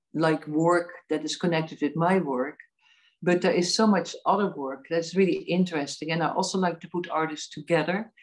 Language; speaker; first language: English; non-native, fluent; Dutch